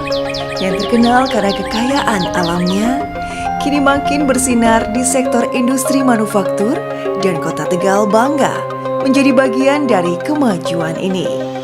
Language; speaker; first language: Indonesian; native; Indonesian